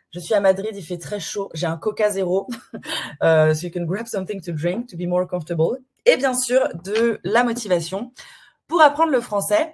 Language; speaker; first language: French; native; French